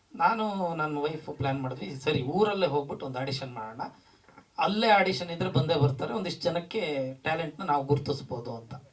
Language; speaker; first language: Kannada; native; Kannada